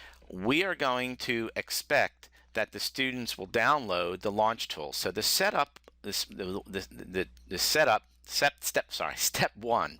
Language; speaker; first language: English; native; English